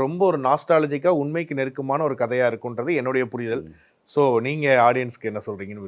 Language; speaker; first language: Tamil; native; Tamil